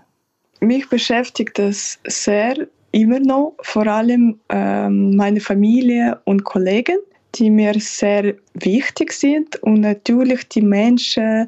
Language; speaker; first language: German; non-native, fluent; Ukrainian